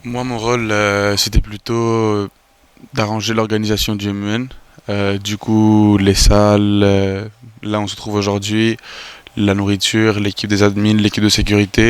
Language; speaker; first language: French; non-native, fluent; Greek